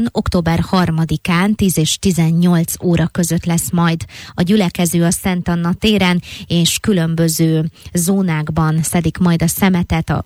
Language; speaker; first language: Hungarian; native; Hungarian